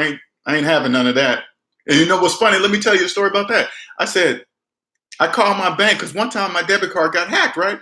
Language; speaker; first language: English; native; English